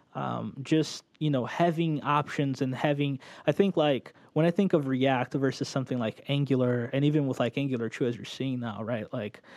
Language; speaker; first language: English; early bilingual, other home language; Portuguese